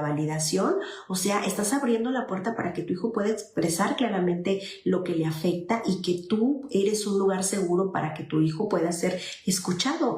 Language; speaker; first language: Spanish; native; Spanish